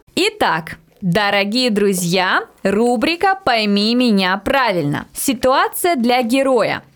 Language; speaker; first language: Russian; native; Russian